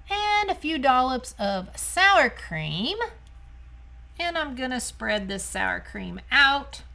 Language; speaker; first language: English; native; English